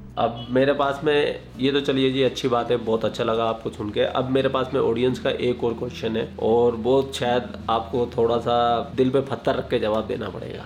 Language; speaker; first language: Hindi; native; Hindi